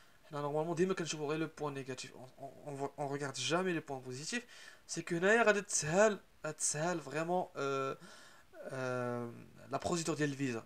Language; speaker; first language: French; non-native, local second language; Arabic